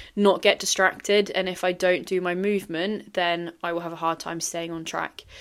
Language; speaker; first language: English; native; English